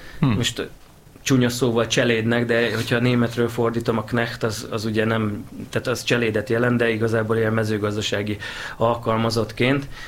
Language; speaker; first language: Hungarian; native; Hungarian